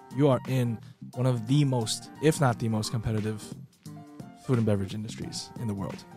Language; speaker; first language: English; non-native, fluent; Chinese